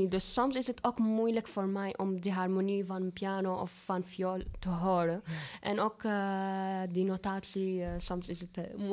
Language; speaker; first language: Dutch; non-native, learner; Arabic